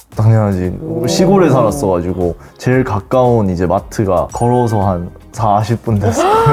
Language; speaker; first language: Korean; early bilingual, heritage; Korean